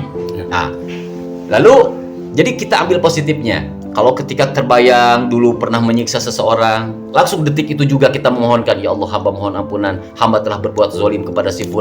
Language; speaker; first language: Indonesian; native; Indonesian